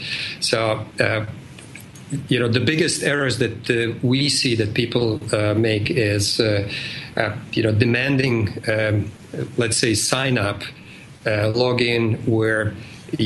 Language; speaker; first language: English; non-native, fluent; Bosnian